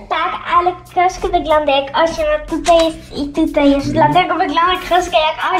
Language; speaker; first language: Polish; early bilingual, heritage; Polish